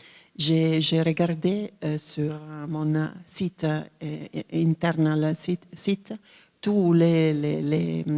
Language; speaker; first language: French; non-native, fluent; Italian